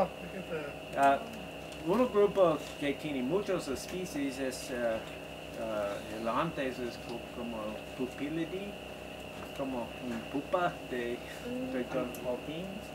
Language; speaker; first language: Spanish; non-native, learner; English